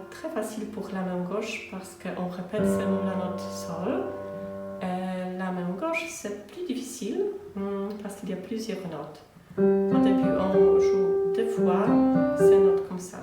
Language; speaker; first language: French; non-native, fluent; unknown